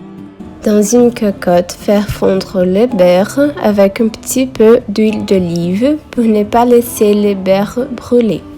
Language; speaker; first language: French; non-native, learner; Portuguese